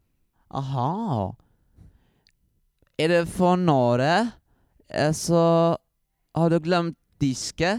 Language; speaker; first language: Swedish; early bilingual, other home language; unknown